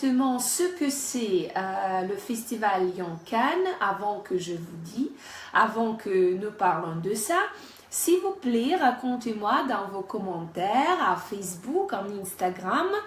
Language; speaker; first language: French; non-native, fluent; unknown